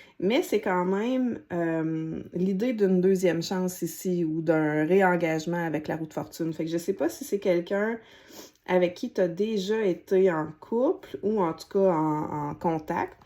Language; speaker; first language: French; native; French